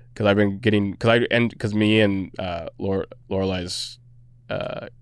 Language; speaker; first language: English; native; English